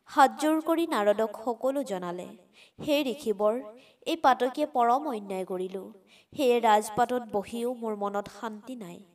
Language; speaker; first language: Assamese; native; Assamese